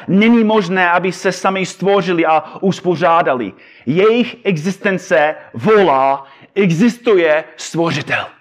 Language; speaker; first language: Czech; non-native, fluent; English